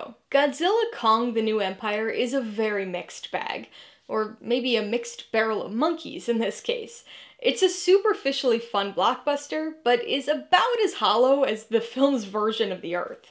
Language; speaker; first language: English; native; English